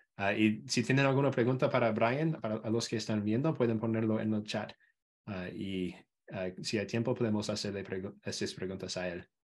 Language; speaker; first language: Spanish; non-native, fluent; English